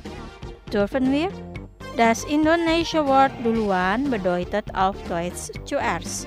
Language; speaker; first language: German; non-native, fluent; Indonesian